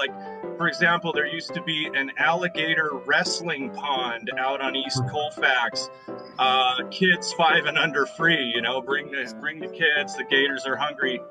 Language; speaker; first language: English; native; English